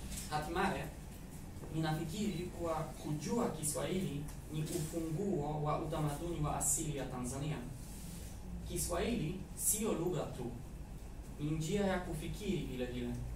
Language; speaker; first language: Swahili; non-native, fluent; Polish